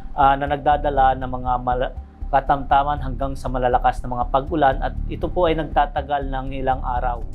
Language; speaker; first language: Filipino; non-native, local second language; Bikol